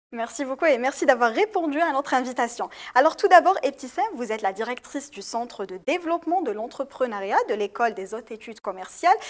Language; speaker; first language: French; non-native, local second language; Arabic